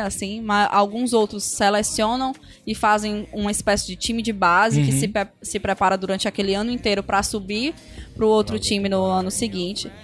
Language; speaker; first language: Portuguese; native; Portuguese